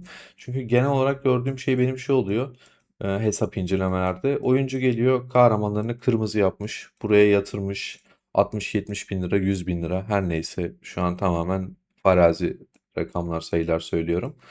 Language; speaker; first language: Turkish; native; Turkish